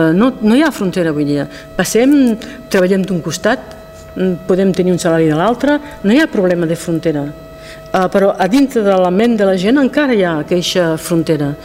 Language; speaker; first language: Catalan; non-native, local second language; French